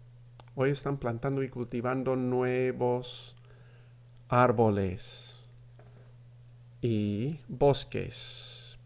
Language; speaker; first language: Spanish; non-native, fluent; English